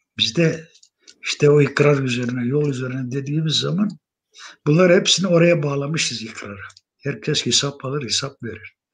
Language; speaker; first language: Turkish; non-native, local second language; Zaza